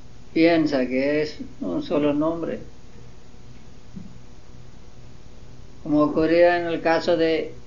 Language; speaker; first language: Spanish; non-native, learner; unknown